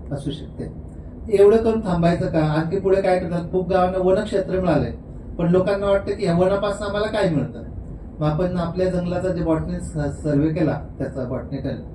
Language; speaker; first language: Marathi; non-native, local second language; Kukna